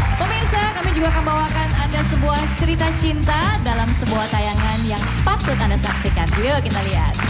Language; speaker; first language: Indonesian; native; Indonesian